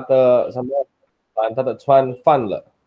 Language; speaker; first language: Chinese; non-native, learner; Indonesian